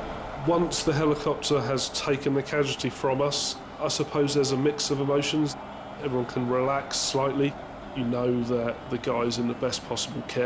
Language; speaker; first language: English; native; English